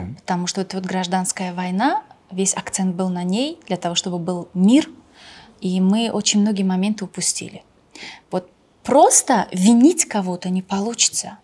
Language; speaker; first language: Russian; non-native, local second language; Tajik